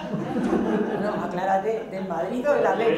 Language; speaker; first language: Spanish; native; Spanish